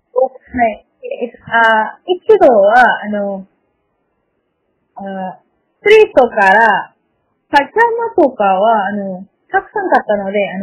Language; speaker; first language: Japanese; non-native, learner; Malayalam